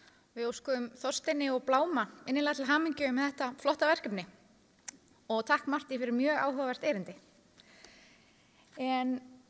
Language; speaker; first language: Icelandic; native; Icelandic